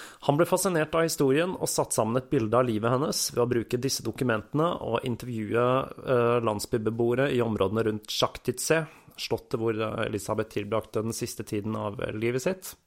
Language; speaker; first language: Norwegian; native; Norwegian